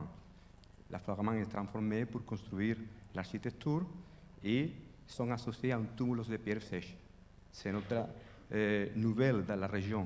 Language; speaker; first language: French; non-native, fluent; Spanish